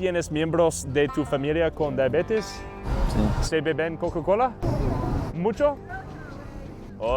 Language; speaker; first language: Spanish; non-native, learner; English